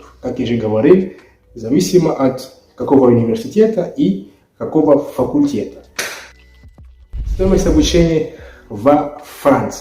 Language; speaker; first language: Russian; non-native, fluent; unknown